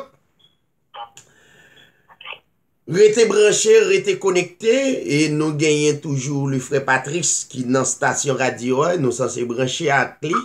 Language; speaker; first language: French; non-native, local second language; Haitian Creole